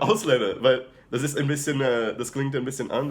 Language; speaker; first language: German; non-native, fluent; Portuguese